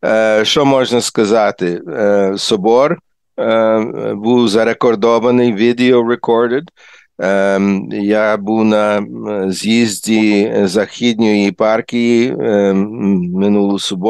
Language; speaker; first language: Ukrainian; early bilingual, heritage; English